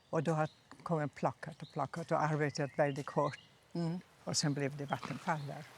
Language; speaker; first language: Swedish; non-native, fluent; German